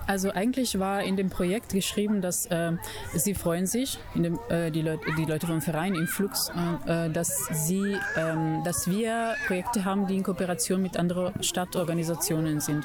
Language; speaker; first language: German; non-native, fluent; Italian